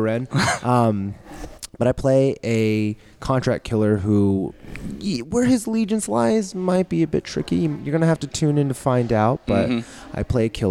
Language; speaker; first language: English; native; English